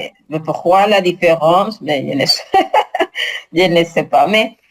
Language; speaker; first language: French; non-native, learner; Spanish